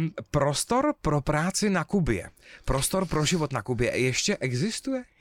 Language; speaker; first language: Czech; native; Czech